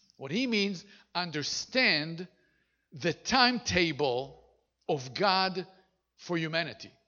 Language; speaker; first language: English; non-native, fluent; Hebrew